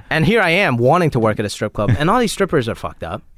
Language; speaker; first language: English; non-native, local second language; Chinese